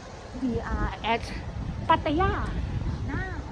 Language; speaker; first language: English; non-native, learner; Thai